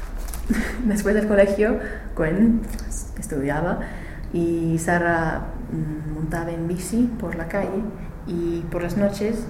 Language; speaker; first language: Spanish; non-native, learner; English